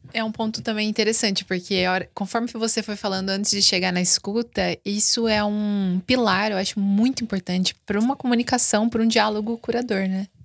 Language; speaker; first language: Portuguese; native; Portuguese